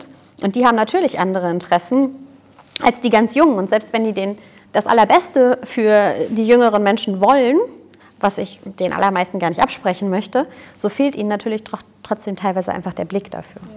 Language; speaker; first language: German; native; German